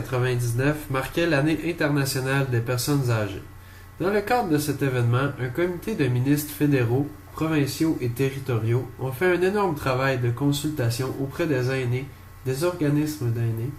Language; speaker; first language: French; native; French